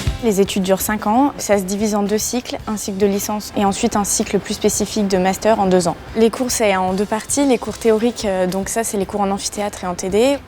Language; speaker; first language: French; native; French